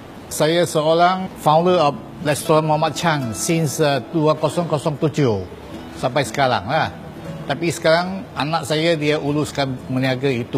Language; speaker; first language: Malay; non-native, local second language; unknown